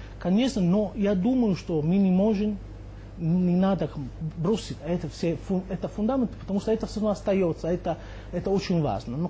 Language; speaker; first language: Russian; non-native, fluent; Italian